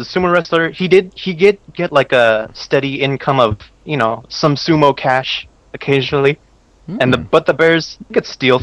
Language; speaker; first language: English; non-native, fluent; Spanish